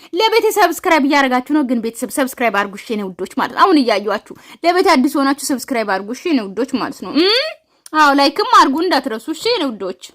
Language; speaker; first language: Amharic; native; Amharic